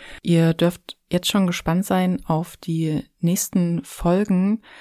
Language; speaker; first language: German; native; German